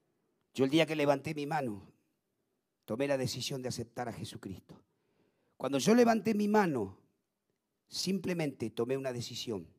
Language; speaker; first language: Spanish; native; Spanish